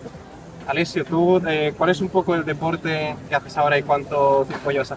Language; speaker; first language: Spanish; native; Spanish